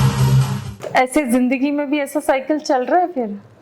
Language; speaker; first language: Hindi; native; Hindi